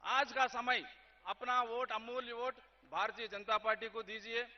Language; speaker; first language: Hindi; non-native, local second language; Telugu